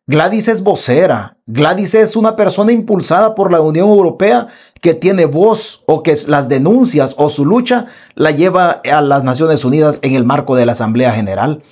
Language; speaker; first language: Spanish; native; Spanish